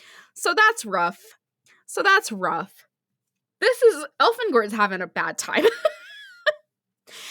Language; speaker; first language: English; native; English